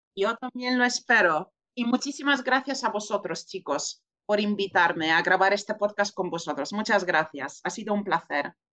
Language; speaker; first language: Spanish; non-native, fluent; Polish